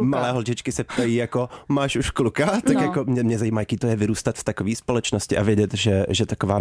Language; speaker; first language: Czech; native; Czech